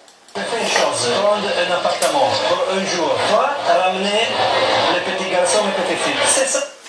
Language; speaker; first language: French; non-native, learner; Italian